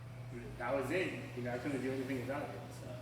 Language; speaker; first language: English; native; English